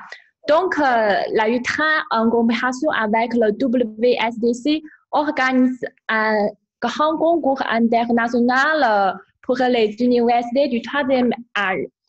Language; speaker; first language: French; non-native, fluent; Chinese